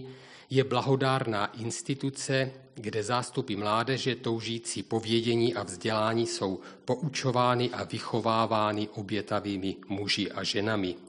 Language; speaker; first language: Czech; native; Czech